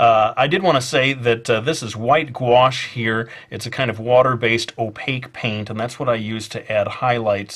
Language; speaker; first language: English; native; English